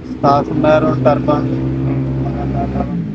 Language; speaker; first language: Filipino; non-native, learner; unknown